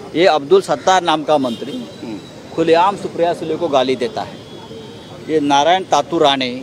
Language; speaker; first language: Hindi; non-native, local second language; Marathi